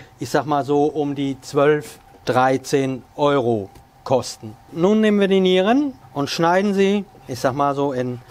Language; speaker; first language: German; non-native, local second language; Swiss German